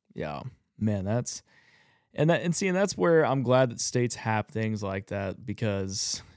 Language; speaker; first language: English; native; English